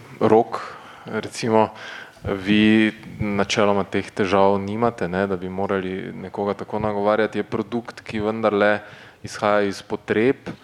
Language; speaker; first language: Slovenian; native; Slovenian